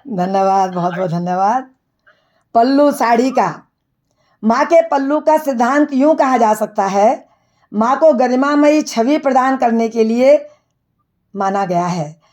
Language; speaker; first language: Hindi; native; Hindi